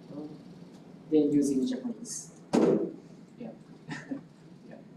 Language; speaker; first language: English; non-native, local second language; Japanese